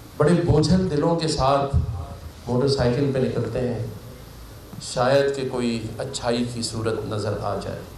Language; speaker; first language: Urdu; native; Urdu